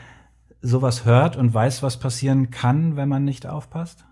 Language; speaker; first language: German; native; German